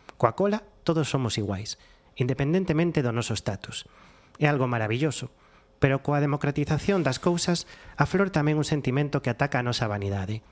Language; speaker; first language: Galician; non-native, local second language; Spanish